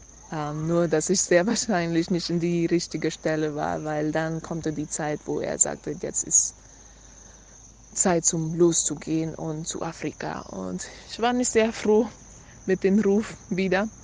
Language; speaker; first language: German; non-native, learner; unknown